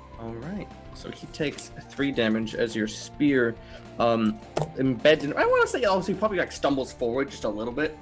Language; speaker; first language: English; native; English